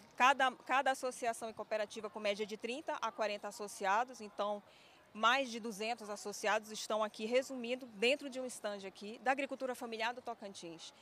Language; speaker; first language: Portuguese; native; Portuguese